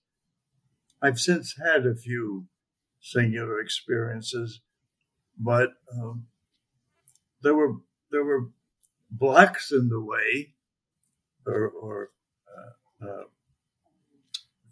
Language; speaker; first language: English; native; English